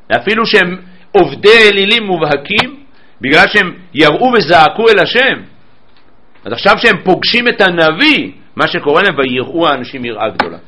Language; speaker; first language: Hebrew; native; Hebrew